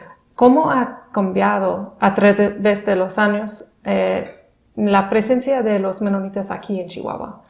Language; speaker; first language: Spanish; non-native, fluent; English